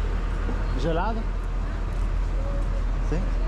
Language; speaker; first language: Portuguese; non-native, learner; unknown